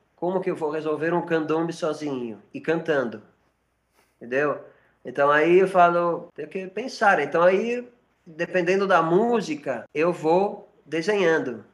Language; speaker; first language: Portuguese; non-native, fluent; French